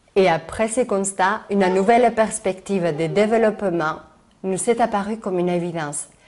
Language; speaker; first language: French; non-native, fluent; Spanish